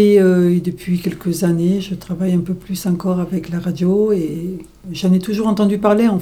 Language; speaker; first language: French; native; French